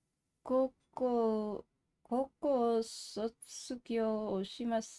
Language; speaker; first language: Japanese; non-native, learner; English